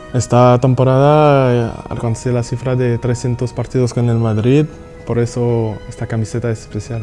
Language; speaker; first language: Spanish; non-native, fluent; French